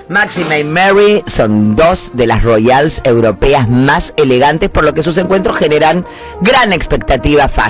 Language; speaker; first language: Spanish; native; Spanish